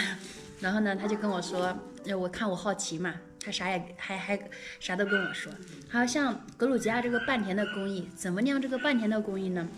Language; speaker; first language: Chinese; native; Chinese